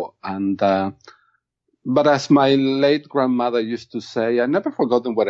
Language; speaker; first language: English; non-native, fluent; Spanish